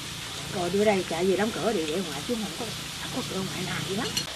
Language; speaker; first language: Vietnamese; native; Vietnamese